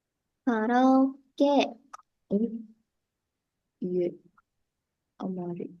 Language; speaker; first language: Japanese; non-native, learner; Indonesian